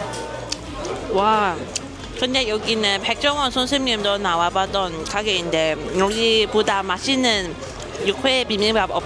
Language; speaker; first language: Korean; non-native, fluent; Cantonese